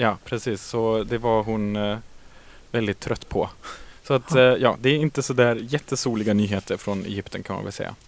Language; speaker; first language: Swedish; native; Swedish